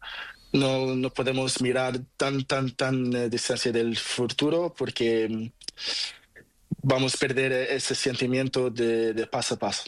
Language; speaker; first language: Spanish; non-native, learner; Portuguese